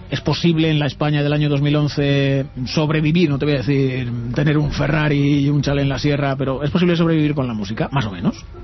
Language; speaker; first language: Spanish; native; Spanish